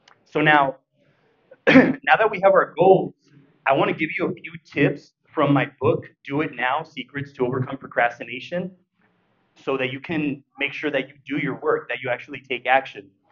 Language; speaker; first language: English; early bilingual, other home language; Spanish